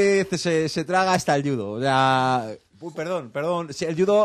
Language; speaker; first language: Spanish; native; Spanish